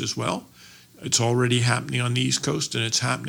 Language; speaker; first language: English; native; English